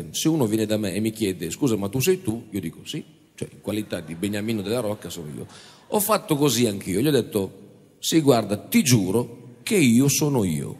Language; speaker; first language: Italian; native; Italian